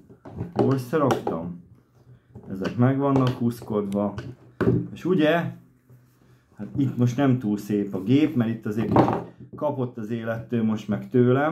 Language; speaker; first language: Hungarian; native; Hungarian